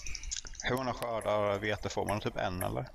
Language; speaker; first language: Swedish; native; Swedish